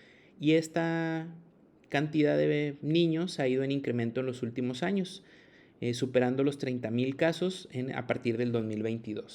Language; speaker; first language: Spanish; native; Spanish